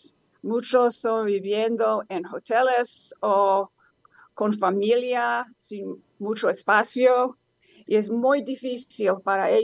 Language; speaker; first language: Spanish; non-native, learner; English